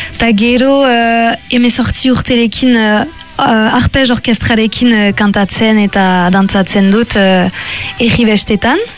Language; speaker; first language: Basque; non-native, local second language; French